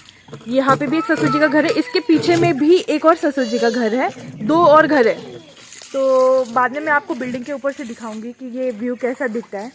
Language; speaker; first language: Hindi; native; Hindi